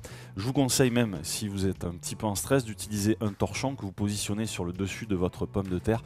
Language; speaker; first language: French; native; French